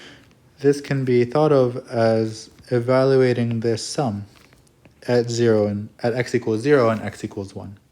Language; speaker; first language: English; native; English